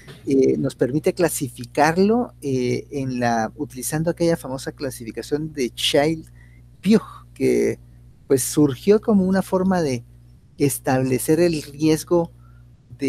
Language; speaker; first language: Spanish; native; Spanish